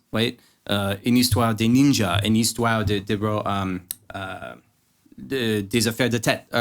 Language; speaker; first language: French; non-native, learner; English